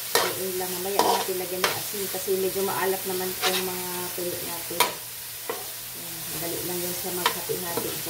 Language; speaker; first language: Filipino; non-native, local second language; Cebuano